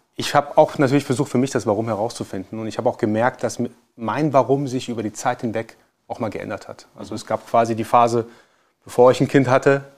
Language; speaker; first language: German; early bilingual, other home language; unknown